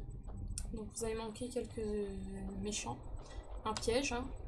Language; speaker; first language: French; native; French